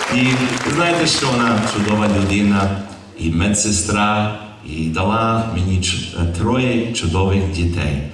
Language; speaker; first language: Ukrainian; early bilingual, heritage; Ukrainian